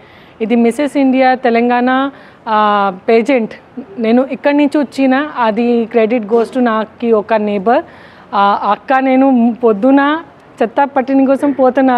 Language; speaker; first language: Telugu; non-native, local second language; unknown